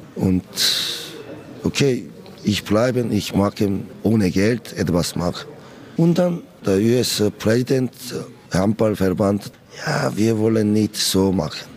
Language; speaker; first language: German; non-native, learner; Korean